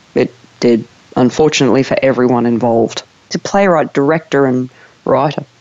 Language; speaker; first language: English; native; English